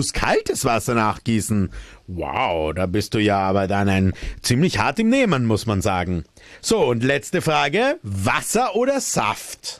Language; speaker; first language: German; native; German